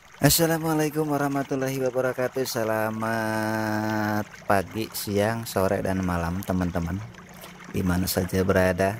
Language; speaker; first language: Indonesian; native; Indonesian